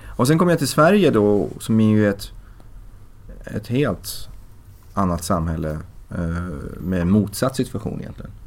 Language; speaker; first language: Swedish; early bilingual, other home language; Persian